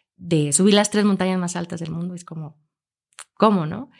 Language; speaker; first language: Spanish; native; Spanish